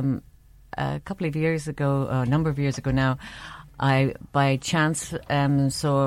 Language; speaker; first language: English; native; English